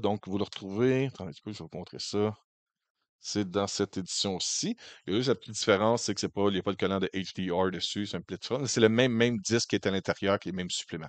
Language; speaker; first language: French; native; French